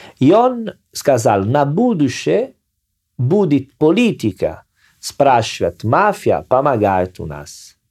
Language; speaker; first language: Russian; non-native, learner; Italian